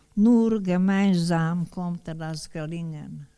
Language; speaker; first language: German; non-native, fluent; Hungarian